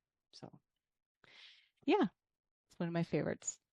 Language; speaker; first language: English; native; English